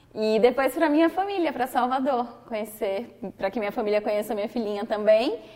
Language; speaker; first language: Portuguese; native; Portuguese